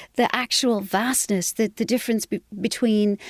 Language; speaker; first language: English; native; English